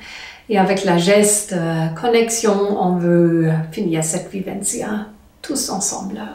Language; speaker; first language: French; non-native, learner; German